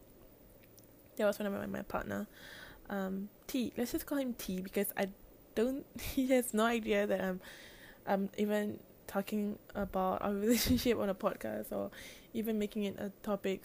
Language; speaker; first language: English; native; English